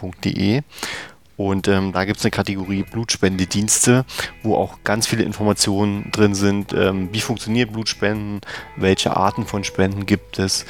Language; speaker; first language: German; native; German